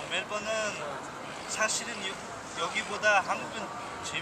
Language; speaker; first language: Korean; non-native, learner; Persian